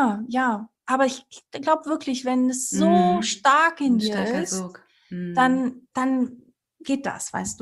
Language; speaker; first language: German; early bilingual, other home language; Portuguese